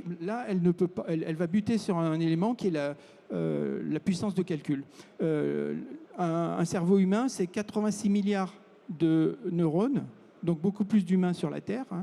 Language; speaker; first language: French; native; French